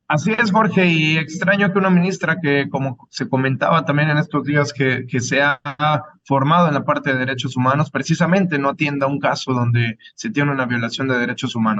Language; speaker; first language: Spanish; native; Spanish